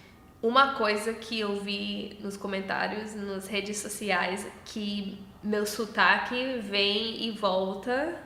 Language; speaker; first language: Portuguese; early bilingual, heritage; English